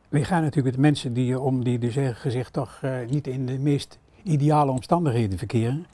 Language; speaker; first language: Dutch; native; Dutch